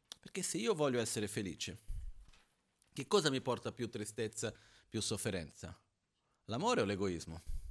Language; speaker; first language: Italian; non-native, fluent; Portuguese